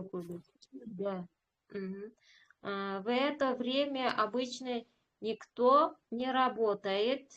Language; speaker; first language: Russian; non-native, learner; Uzbek